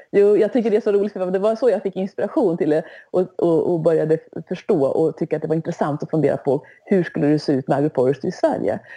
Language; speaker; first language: Swedish; native; Swedish